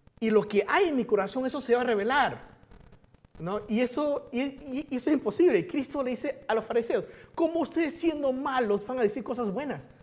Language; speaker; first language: Spanish; early bilingual, other home language; Chinese